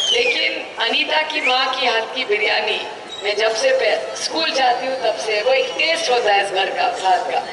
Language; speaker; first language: Hindi; non-native, local second language; Marathi